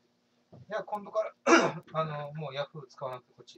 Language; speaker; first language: Japanese; native; Japanese